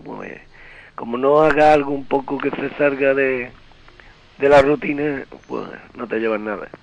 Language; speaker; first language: Spanish; native; Spanish